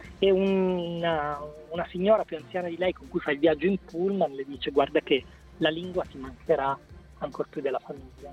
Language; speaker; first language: Italian; native; Italian